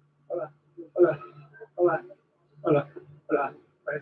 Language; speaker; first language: Spanish; non-native, learner; English